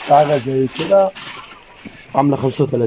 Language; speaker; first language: Arabic; native; Arabic